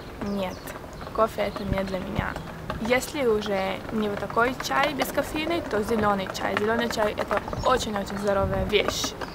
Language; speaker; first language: Russian; early bilingual, heritage; Russian